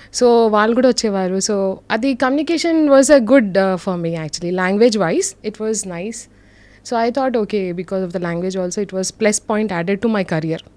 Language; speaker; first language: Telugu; non-native, local second language; Urdu